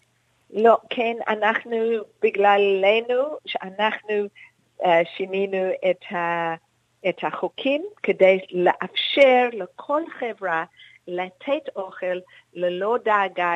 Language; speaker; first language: Hebrew; non-native, fluent; English